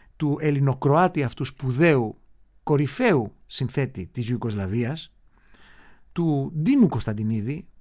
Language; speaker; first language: Greek; native; Greek